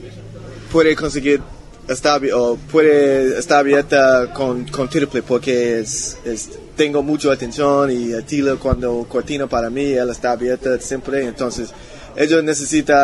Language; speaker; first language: Spanish; non-native, learner; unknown